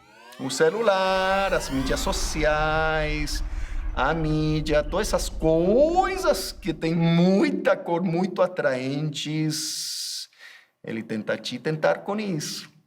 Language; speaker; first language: Portuguese; non-native, fluent; English